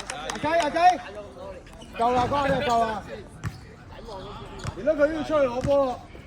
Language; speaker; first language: Chinese; native; Chinese